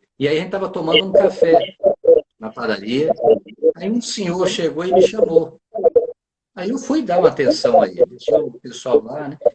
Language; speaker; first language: Portuguese; native; Portuguese